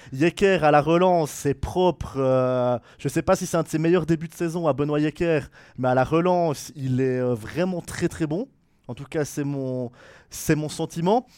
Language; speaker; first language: French; native; French